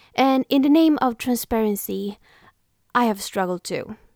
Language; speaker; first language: English; non-native, fluent; Swedish